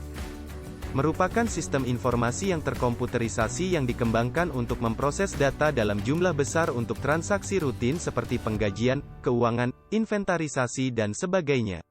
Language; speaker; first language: Indonesian; native; Indonesian